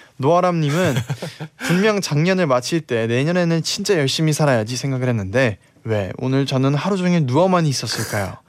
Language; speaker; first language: Korean; native; Korean